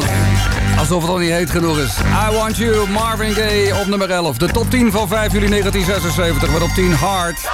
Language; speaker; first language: Dutch; native; Dutch